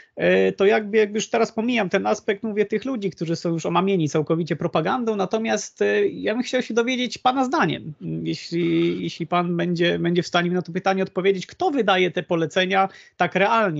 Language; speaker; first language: Polish; native; Polish